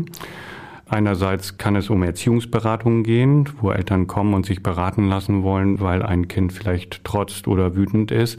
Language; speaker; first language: German; native; German